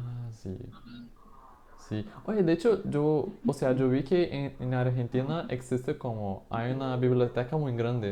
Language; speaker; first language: Spanish; non-native, fluent; Portuguese